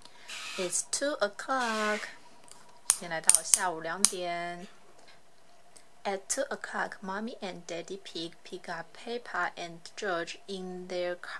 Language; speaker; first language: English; non-native, fluent; Chinese